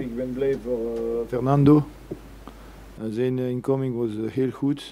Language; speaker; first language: Dutch; non-native, fluent; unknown